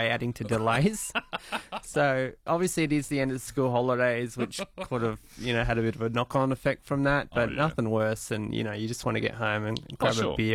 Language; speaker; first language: English; native; English